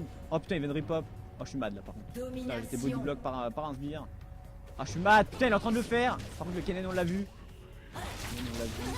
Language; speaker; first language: French; native; French